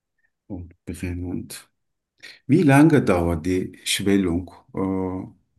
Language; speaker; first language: German; non-native, learner; Turkish